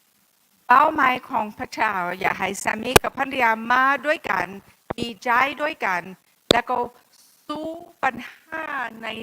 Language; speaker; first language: Thai; non-native, fluent; English